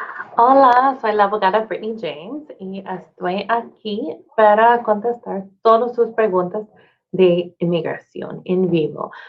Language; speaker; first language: Spanish; non-native, fluent; English